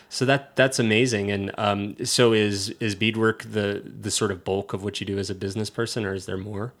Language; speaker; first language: English; native; English